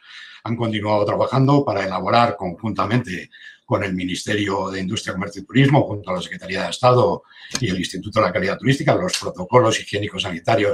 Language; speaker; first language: Spanish; native; Spanish